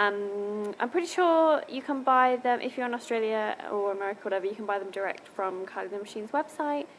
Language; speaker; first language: English; native; English